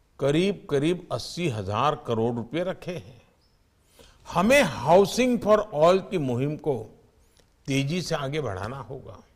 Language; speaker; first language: Hindi; non-native, local second language; Gujarati